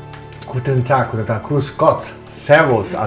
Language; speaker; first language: German; non-native, fluent; Spanish